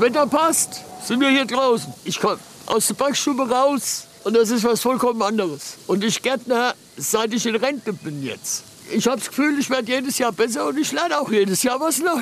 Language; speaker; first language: German; native; German